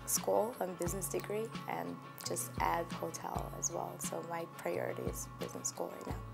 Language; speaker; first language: English; non-native, fluent; Russian